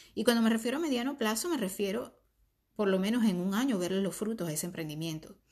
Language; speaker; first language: Spanish; native; Spanish